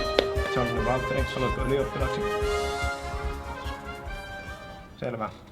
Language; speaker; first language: Finnish; native; Finnish